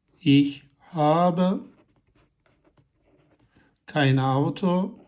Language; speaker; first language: German; non-native, fluent; Turkish